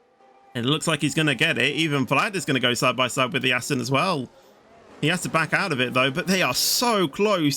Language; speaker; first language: English; native; English